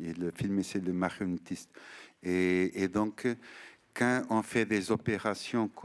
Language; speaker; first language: French; non-native, fluent; Portuguese